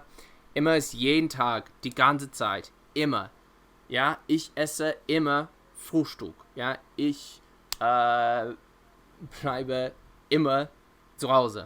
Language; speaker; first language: German; non-native, fluent; English